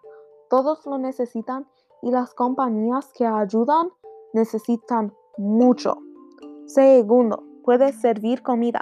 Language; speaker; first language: Spanish; non-native, learner; English